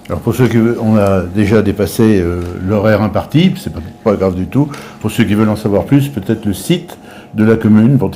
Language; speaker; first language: French; native; French